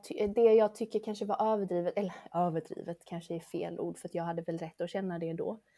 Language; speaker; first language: Swedish; early bilingual, other home language; Chinese